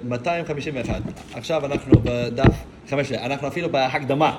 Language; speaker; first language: Hebrew; non-native, fluent; English